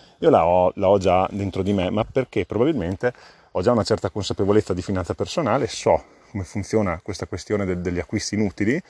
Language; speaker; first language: Italian; native; Italian